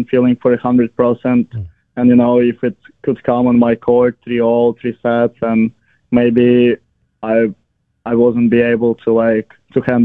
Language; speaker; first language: English; non-native, fluent; Ukrainian